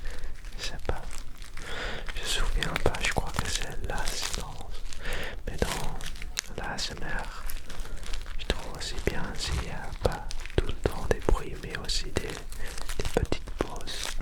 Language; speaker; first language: French; non-native, learner; Dutch